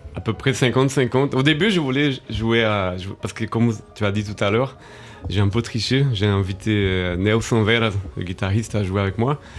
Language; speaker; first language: French; early bilingual, other home language; Portuguese